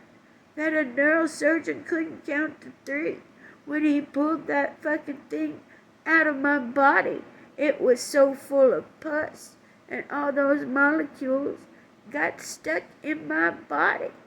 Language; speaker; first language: English; native; English